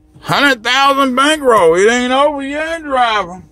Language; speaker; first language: English; native; English